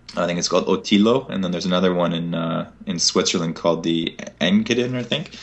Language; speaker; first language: English; native; English